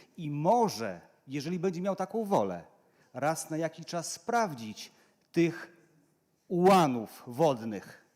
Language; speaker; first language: Polish; native; Polish